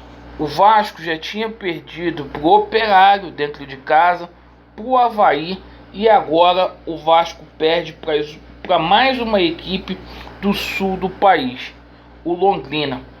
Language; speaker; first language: Portuguese; native; Portuguese